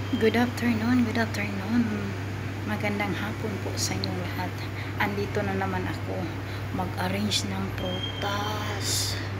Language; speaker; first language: Filipino; non-native, local second language; Cebuano